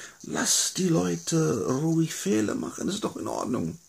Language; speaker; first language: German; non-native, fluent; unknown